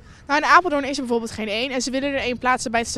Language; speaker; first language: Dutch; native; Dutch